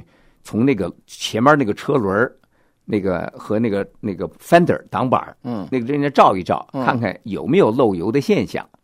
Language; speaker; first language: Chinese; native; Chinese